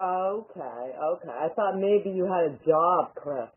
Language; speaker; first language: English; native; English